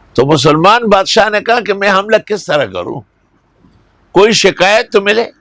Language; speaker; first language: Urdu; non-native, local second language; Pashto